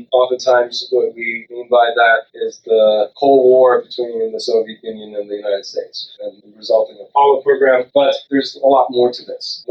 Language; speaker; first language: English; non-native, local second language; Sinhala